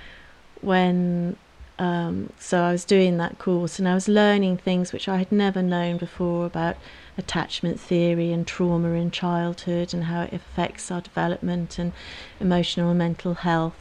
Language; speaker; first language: English; native; English